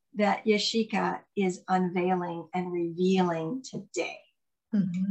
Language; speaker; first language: English; native; English